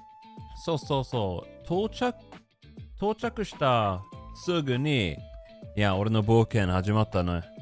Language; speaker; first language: Japanese; non-native, learner; Swedish